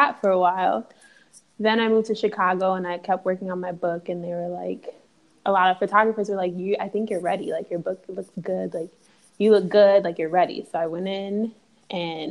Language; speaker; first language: English; native; English